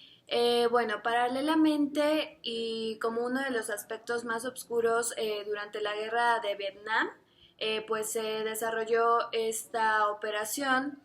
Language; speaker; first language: Spanish; native; Spanish